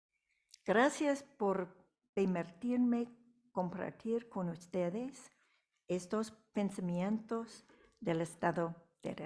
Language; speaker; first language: Spanish; non-native, fluent; English